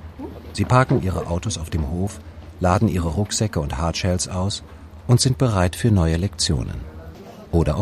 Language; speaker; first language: German; native; German